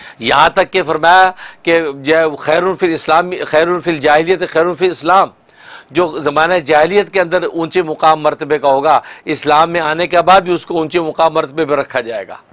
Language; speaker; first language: Urdu; native; Urdu